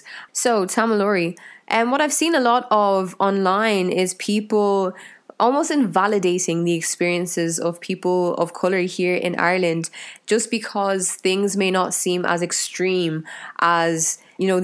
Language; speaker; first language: English; native; English